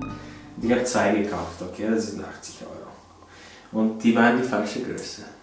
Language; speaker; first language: German; non-native, fluent; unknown